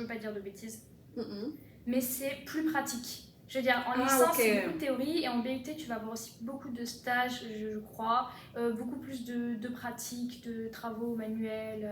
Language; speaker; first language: French; native; French